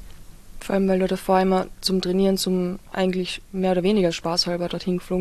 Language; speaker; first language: German; native; German